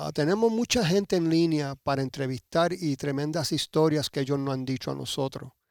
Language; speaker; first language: Spanish; early bilingual, heritage; Spanish